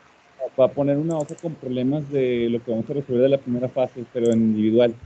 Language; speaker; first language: Spanish; native; Spanish